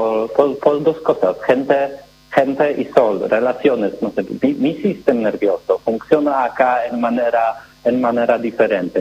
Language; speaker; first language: Spanish; non-native, learner; Polish